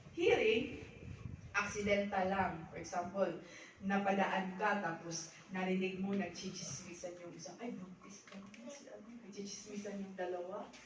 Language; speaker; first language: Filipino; native; Filipino